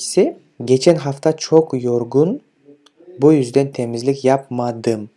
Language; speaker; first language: Turkish; non-native, fluent; Kyrgyz